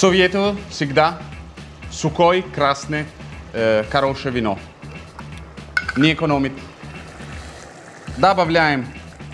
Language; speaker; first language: Russian; non-native, fluent; Italian